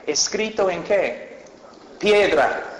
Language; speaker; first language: Spanish; non-native, fluent; English